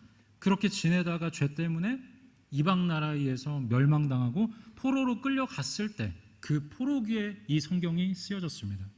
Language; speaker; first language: Korean; native; Korean